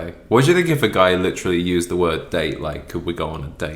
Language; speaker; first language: English; native; English